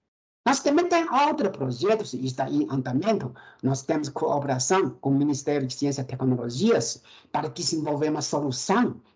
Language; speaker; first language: Portuguese; non-native, fluent; Chinese